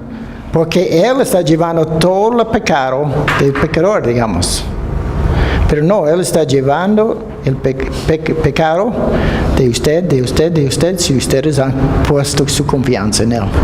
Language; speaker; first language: Spanish; non-native, fluent; Dutch